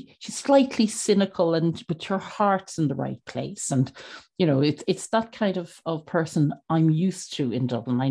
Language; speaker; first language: English; native; English